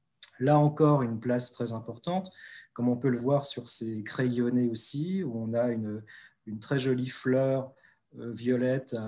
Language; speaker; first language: French; native; French